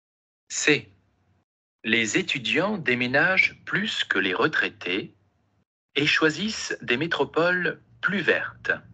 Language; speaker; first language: French; non-native, learner; Spanish